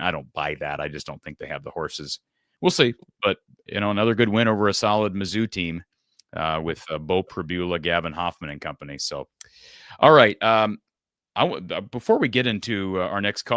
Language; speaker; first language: English; native; English